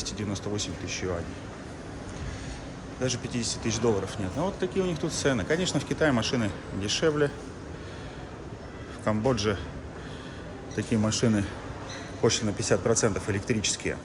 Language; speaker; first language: Russian; native; Russian